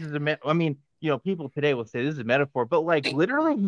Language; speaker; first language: English; native; English